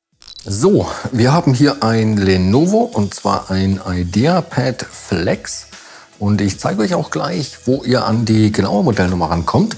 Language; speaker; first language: German; native; German